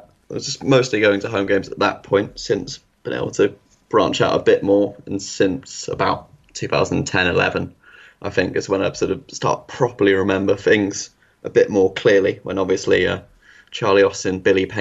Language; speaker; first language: English; native; English